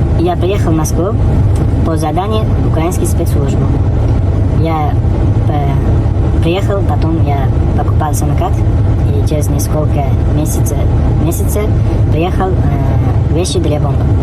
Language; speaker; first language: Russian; non-native, learner; Uzbek